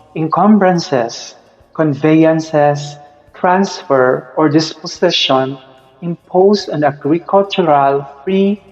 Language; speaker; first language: English; non-native, local second language; Filipino